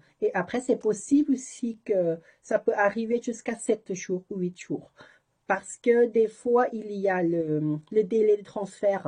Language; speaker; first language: French; non-native, learner; Thai